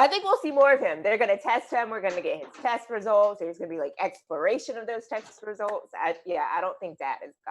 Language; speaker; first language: English; native; English